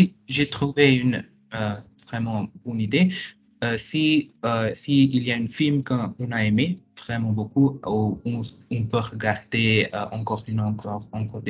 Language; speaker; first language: French; non-native, fluent; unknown